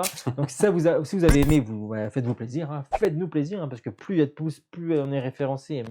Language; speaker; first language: French; native; French